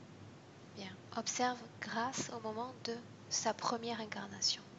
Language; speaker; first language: French; native; French